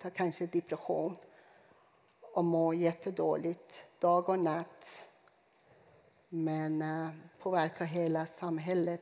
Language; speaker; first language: Swedish; non-native, fluent; Persian